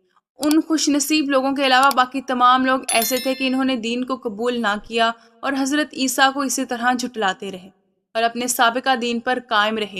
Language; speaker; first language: Urdu; native; Urdu